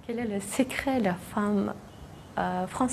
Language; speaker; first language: French; non-native, learner; Mongolian